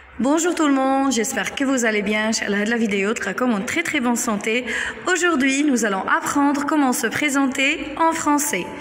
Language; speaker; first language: French; non-native, local second language; Arabic